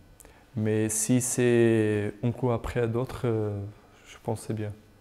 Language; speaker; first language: French; non-native, fluent; Portuguese